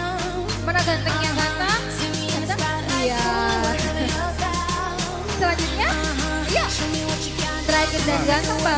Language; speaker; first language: Indonesian; native; Indonesian